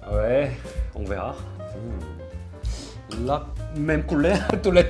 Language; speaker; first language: French; non-native, learner; Korean